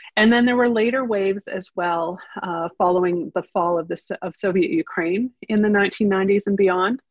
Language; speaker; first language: English; early bilingual, other home language; Ukrainian